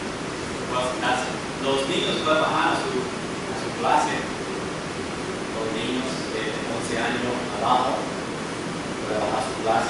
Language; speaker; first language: Spanish; non-native, fluent; English